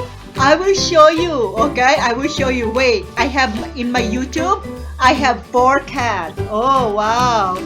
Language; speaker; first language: English; non-native, learner; Thai